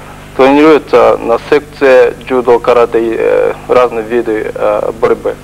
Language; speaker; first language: Russian; non-native, fluent; Japanese